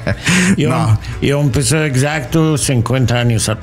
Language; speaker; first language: Spanish; non-native, learner; English